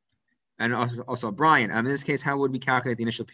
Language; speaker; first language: English; native; English